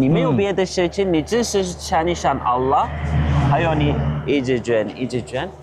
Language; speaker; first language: Chinese; non-native, fluent; Turkish